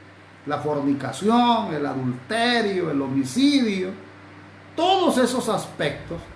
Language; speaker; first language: Spanish; native; Spanish